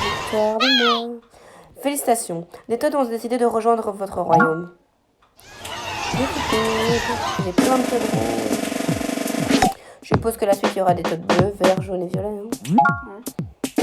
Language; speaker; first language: French; native; French